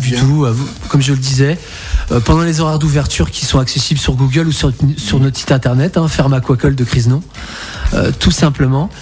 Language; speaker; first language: French; native; French